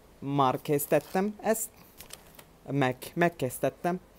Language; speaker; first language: Hungarian; non-native, learner; Turkish